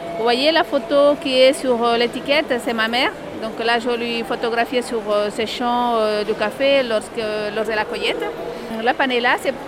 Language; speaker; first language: French; non-native, fluent; Spanish